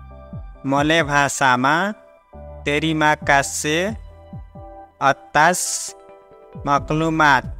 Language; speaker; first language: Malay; non-native, learner; Nepali